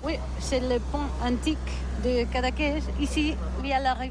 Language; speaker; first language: French; non-native, learner; Catalan